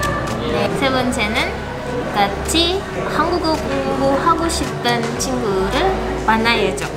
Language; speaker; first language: Korean; non-native, learner; Indonesian